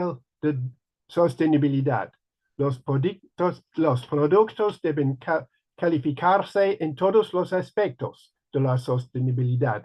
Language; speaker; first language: Spanish; non-native, learner; English